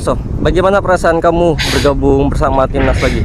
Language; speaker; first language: Indonesian; native; Indonesian